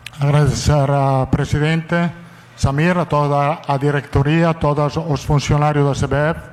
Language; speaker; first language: Portuguese; non-native, fluent; Italian